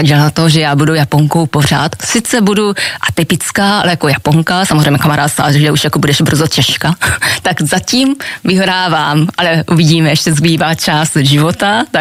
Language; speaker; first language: Czech; non-native, fluent; Japanese